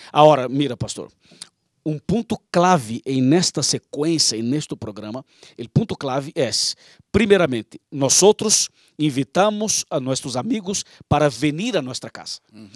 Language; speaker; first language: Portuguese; non-native, learner; Spanish